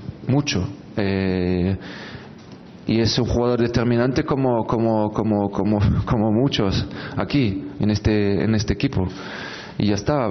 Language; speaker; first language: Spanish; non-native, fluent; French